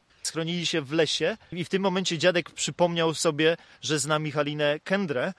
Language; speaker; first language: Polish; native; Polish